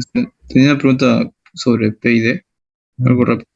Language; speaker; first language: Spanish; native; Spanish